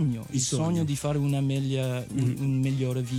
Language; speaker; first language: Italian; native; Italian